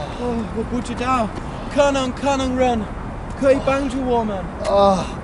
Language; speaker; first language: Chinese; non-native, learner; English